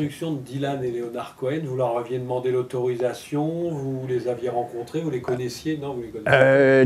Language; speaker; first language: French; native; French